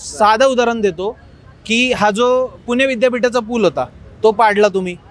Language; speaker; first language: Marathi; native; Marathi